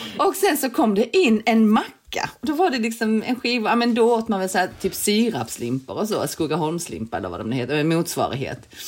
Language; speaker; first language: Swedish; early bilingual, other home language; Korean